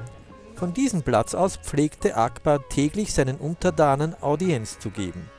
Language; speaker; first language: German; native; German